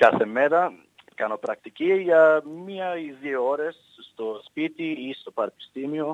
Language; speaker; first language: Greek; early bilingual, heritage; English